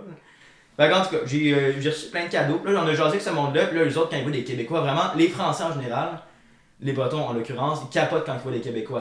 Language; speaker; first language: French; native; French